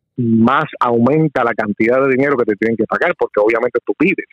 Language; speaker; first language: Spanish; native; Spanish